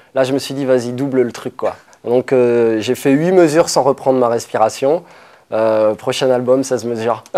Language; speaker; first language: French; native; French